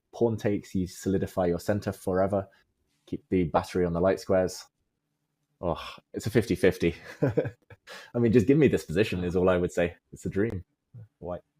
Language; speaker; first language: English; native; English